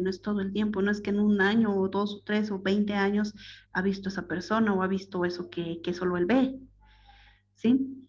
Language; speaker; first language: Spanish; native; Spanish